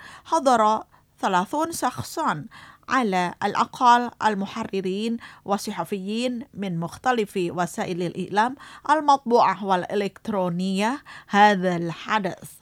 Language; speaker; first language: Arabic; non-native, fluent; Indonesian